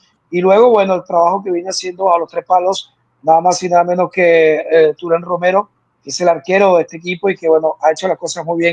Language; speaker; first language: Spanish; native; Spanish